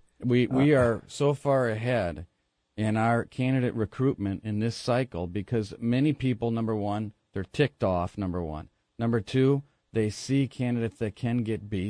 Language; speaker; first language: English; native; English